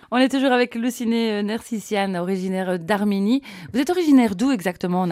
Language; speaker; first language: French; native; French